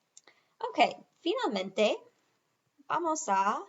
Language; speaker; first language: Spanish; non-native, fluent; English